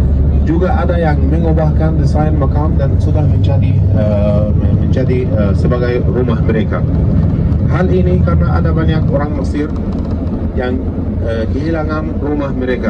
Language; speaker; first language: Indonesian; non-native, fluent; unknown